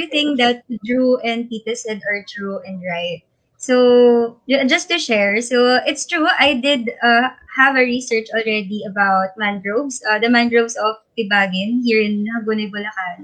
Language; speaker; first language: English; non-native, local second language; Filipino